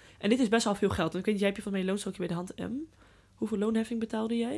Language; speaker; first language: Dutch; native; Dutch